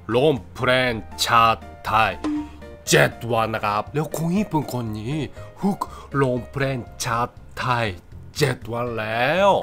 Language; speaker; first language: Thai; non-native, fluent; Japanese